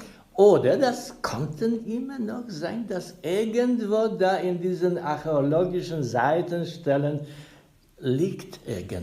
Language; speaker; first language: German; non-native, fluent; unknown